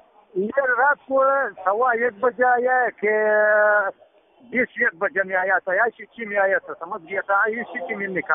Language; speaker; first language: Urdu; non-native, fluent; Pashto